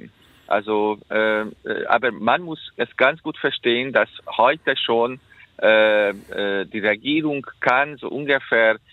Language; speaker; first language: German; non-native, fluent; Hungarian